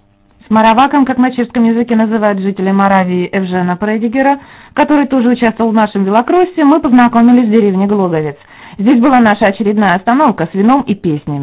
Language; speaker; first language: Russian; native; Russian